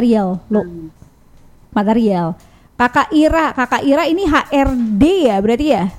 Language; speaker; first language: Indonesian; native; Indonesian